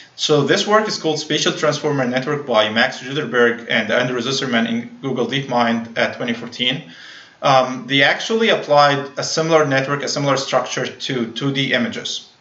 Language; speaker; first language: English; non-native, fluent; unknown